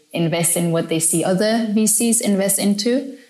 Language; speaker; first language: English; non-native, fluent; Danish